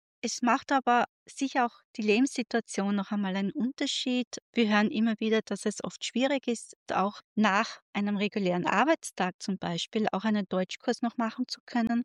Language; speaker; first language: German; native; German